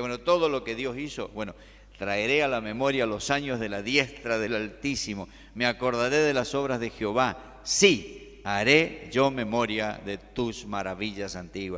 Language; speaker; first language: Spanish; native; Spanish